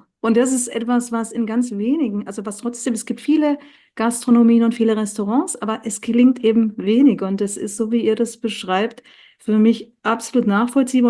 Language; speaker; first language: German; native; German